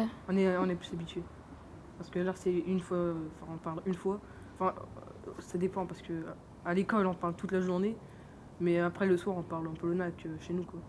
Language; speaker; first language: French; early bilingual, other home language; Polish